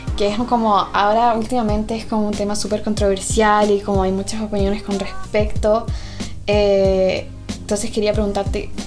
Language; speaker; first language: Spanish; native; Spanish